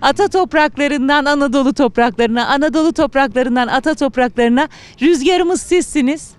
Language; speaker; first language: Turkish; native; Turkish